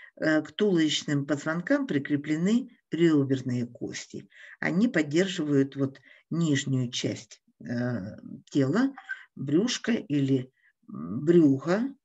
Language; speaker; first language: Russian; native; Russian